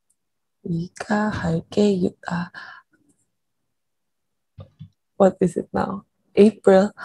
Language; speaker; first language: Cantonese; non-native, learner; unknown